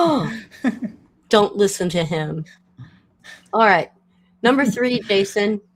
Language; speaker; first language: English; native; English